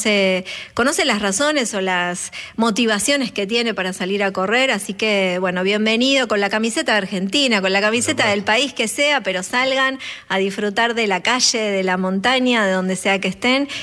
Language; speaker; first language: Spanish; native; Spanish